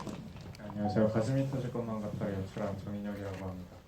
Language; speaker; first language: Korean; native; Korean